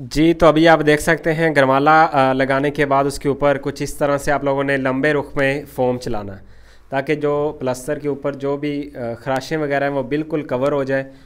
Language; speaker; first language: Urdu; non-native, local second language; Punjabi